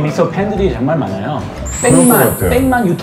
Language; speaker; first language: Korean; non-native, fluent; English